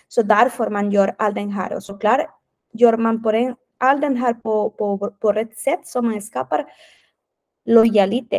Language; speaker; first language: Swedish; non-native, fluent; Spanish